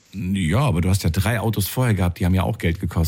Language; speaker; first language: German; native; German